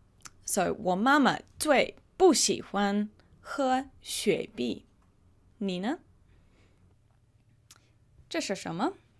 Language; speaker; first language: Chinese; non-native, fluent; English